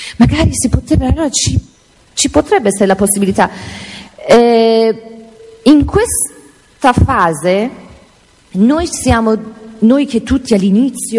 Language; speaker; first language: Italian; non-native, fluent; Persian